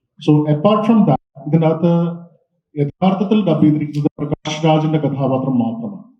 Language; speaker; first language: Malayalam; native; Malayalam